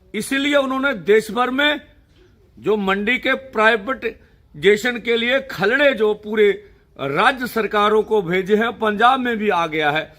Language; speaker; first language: Hindi; non-native, local second language; Punjabi